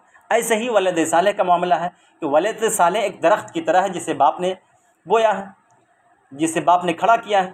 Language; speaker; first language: Urdu; native; Urdu